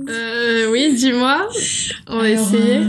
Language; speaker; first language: French; native; French